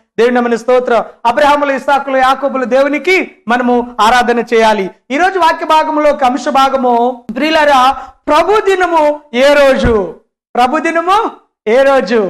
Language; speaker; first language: Telugu; non-native, local second language; Lambadi